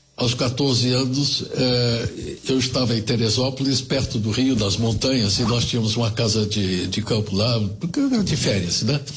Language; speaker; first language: Portuguese; early bilingual, other home language; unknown